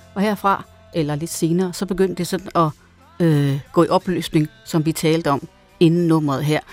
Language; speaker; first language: Danish; native; Danish